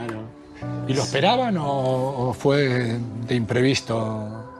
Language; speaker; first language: Spanish; native; Spanish